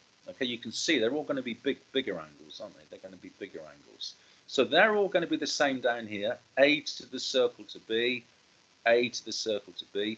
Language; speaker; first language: English; native; English